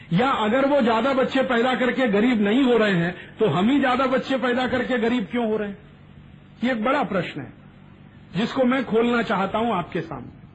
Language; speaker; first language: Hindi; native; Hindi